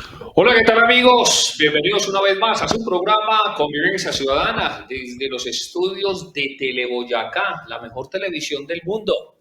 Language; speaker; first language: Spanish; native; Spanish